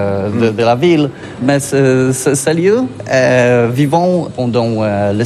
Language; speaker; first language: French; non-native, learner; Polish